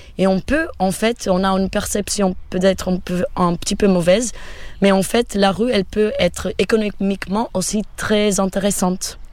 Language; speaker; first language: French; non-native, fluent; Portuguese